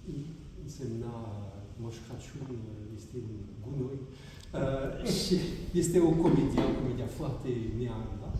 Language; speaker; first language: Romanian; non-native, fluent; French